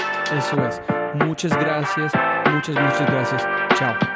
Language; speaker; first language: Spanish; non-native, fluent; English